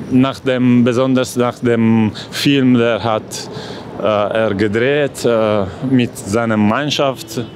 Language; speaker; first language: German; non-native, learner; Russian